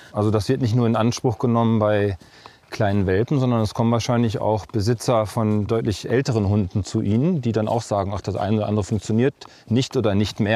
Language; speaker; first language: German; native; German